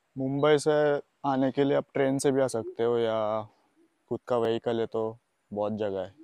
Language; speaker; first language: Hindi; non-native, local second language; Marathi